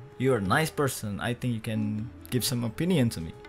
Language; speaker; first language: English; non-native, fluent; Indonesian